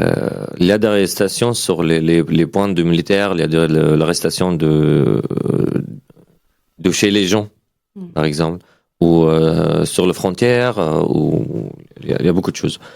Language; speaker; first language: French; non-native, learner; Arabic